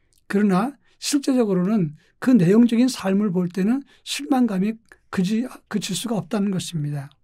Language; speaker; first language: Korean; native; Korean